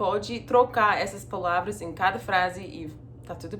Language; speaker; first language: Portuguese; non-native, fluent; English